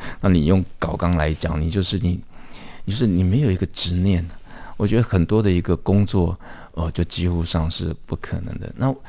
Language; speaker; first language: Chinese; native; Chinese